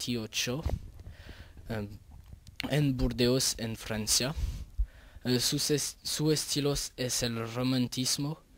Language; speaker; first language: Spanish; non-native, learner; French